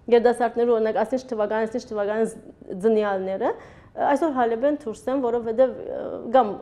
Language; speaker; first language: Armenian; early bilingual, heritage; Armenian